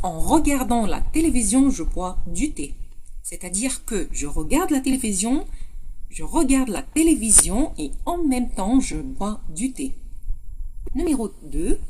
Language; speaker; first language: French; non-native, fluent; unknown